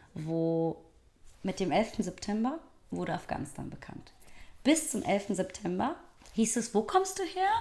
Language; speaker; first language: German; early bilingual, other home language; Persian